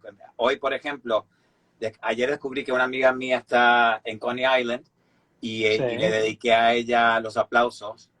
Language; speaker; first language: Spanish; native; Spanish